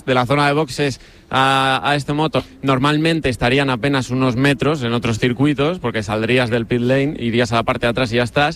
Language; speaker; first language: Spanish; native; Spanish